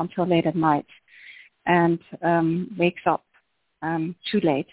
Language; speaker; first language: English; non-native, fluent; Dutch